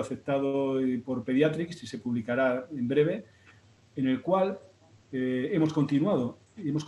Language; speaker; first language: Spanish; native; Spanish